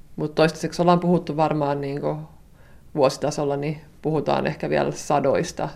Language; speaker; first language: Finnish; native; Finnish